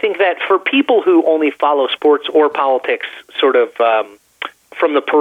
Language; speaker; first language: English; native; English